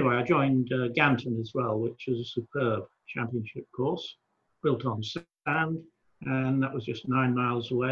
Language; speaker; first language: English; native; English